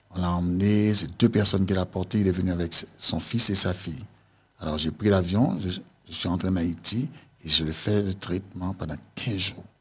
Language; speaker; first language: French; native; French